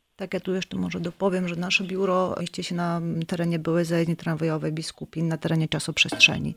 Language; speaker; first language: Polish; native; Polish